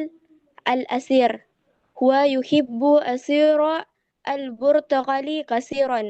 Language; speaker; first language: Arabic; non-native, learner; Indonesian